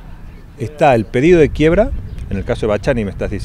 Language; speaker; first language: Spanish; native; Spanish